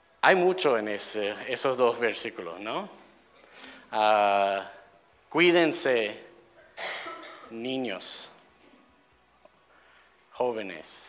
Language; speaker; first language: Spanish; non-native, fluent; English